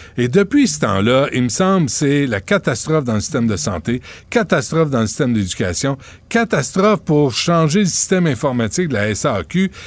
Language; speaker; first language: French; native; French